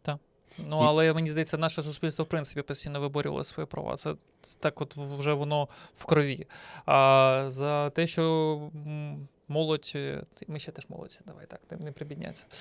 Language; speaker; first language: Ukrainian; native; Ukrainian